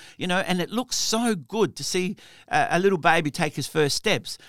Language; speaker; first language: English; early bilingual, other home language; Italian